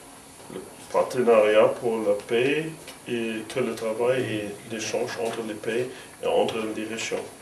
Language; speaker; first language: French; non-native, fluent; German